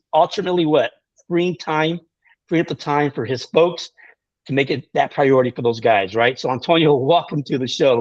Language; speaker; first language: English; native; English